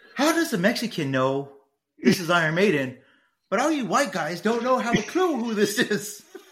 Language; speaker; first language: English; early bilingual, other home language; Spanish